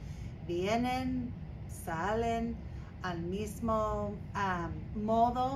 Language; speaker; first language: Spanish; non-native, learner; English